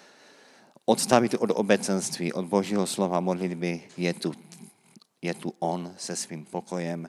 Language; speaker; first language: Czech; native; Czech